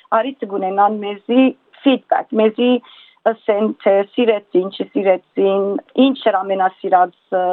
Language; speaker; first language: Armenian; early bilingual, heritage; Armenian